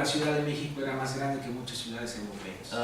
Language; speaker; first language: Spanish; native; Spanish